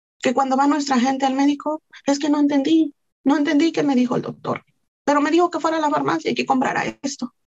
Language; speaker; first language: Spanish; non-native, local second language; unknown